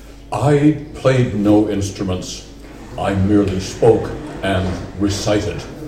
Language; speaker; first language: English; native; English